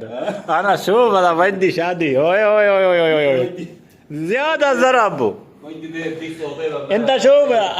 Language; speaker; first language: Arabic; non-native, learner; Urdu